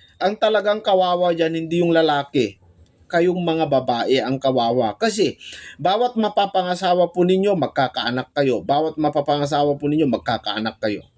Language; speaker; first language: Filipino; non-native, local second language; Iloko